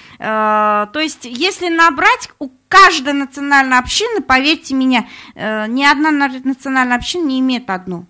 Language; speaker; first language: Russian; non-native, fluent; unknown